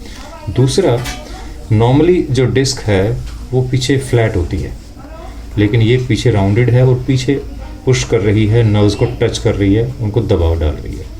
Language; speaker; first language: Hindi; native; Hindi